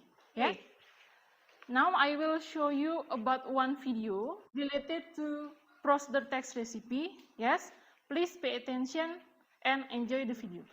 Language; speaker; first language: English; non-native, learner; Indonesian